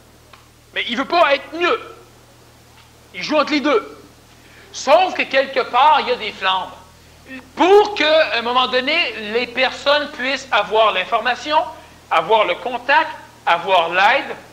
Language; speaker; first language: French; native; French